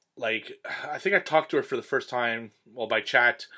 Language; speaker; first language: English; native; English